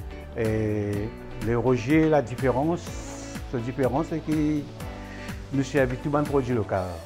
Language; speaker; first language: French; non-native, local second language; Morisyen